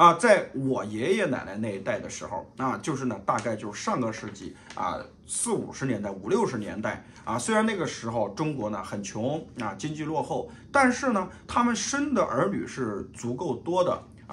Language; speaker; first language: Chinese; native; Chinese